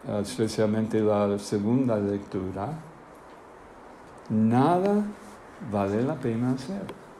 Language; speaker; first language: Spanish; non-native, fluent; English